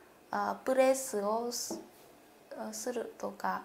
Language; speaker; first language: Japanese; non-native, learner; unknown